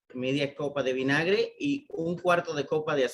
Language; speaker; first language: Spanish; native; Spanish